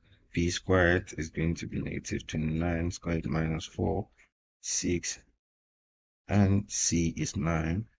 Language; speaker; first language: English; non-native, local second language; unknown